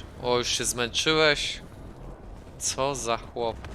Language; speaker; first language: Polish; native; Polish